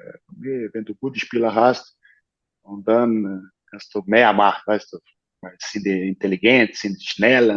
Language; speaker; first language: German; non-native, learner; Portuguese